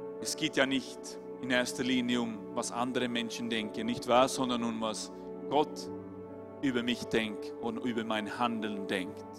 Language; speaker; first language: German; non-native, fluent; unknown